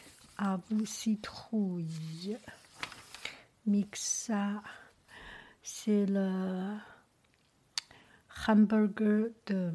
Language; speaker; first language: French; non-native, learner; Chinese